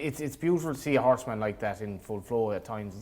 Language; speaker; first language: English; native; English